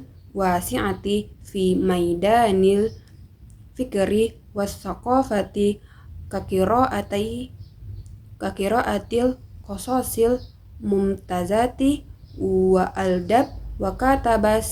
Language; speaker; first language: Arabic; non-native, learner; Indonesian